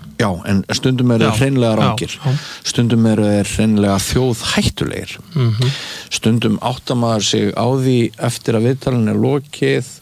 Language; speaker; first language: Icelandic; native; Icelandic